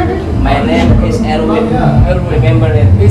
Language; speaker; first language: English; non-native, learner; Indonesian